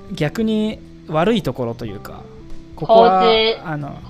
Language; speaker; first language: Japanese; native; Japanese